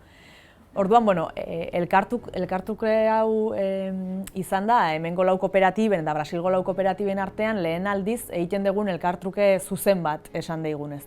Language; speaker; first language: Basque; native; Basque